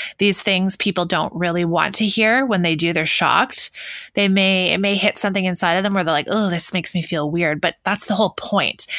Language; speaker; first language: English; native; English